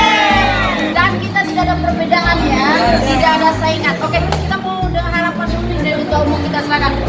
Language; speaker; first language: Indonesian; native; Indonesian